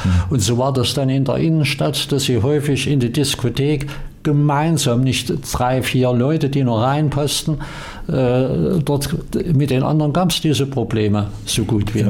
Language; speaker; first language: German; native; German